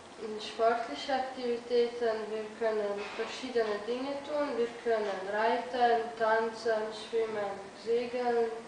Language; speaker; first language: German; non-native, learner; Slovenian